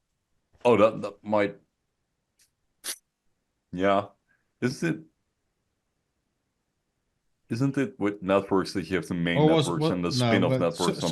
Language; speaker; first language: English; non-native, fluent; Dutch